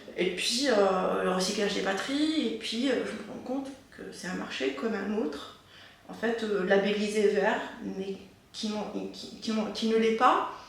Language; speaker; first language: French; non-native, local second language; Arabic